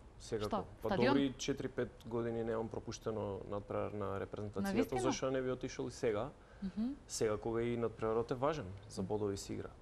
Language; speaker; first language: Macedonian; native; Macedonian